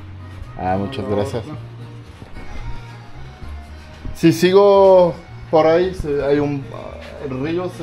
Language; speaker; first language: Spanish; non-native, fluent; French